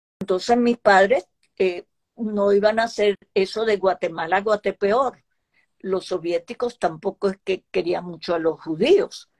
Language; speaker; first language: Spanish; early bilingual, other home language; Hebrew